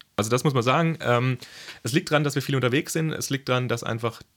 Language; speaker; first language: German; native; German